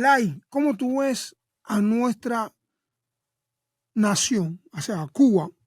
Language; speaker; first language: Spanish; native; Spanish